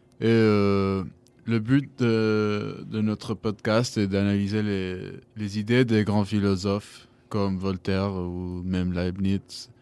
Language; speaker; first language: French; non-native, fluent; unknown